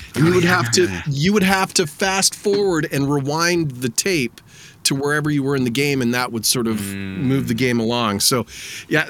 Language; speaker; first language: English; native; English